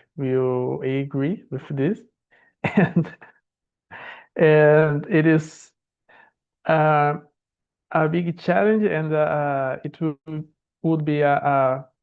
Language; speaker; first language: English; non-native, learner; Portuguese